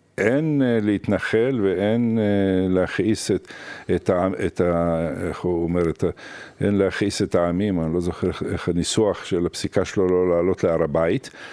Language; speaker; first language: Hebrew; early bilingual, other home language; Arabic